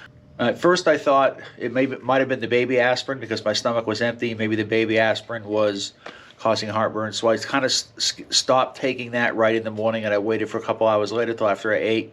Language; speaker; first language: English; native; English